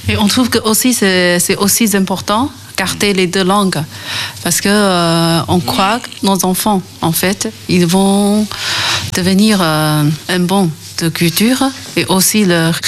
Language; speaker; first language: French; non-native, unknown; Chinese